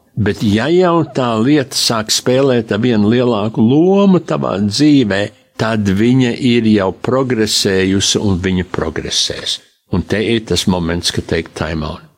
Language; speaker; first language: Latvian; early bilingual, heritage; Latvian